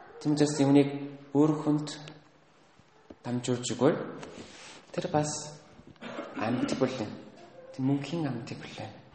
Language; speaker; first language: Mongolian; non-native, fluent; Korean